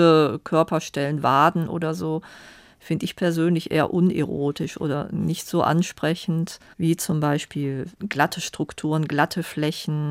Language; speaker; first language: German; native; German